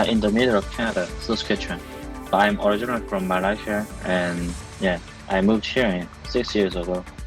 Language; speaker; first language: English; non-native, learner; Korean